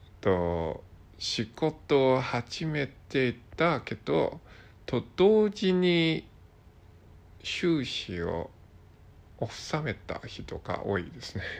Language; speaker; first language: Japanese; non-native, learner; Cantonese